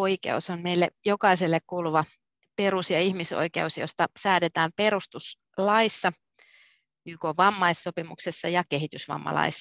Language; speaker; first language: Finnish; native; Finnish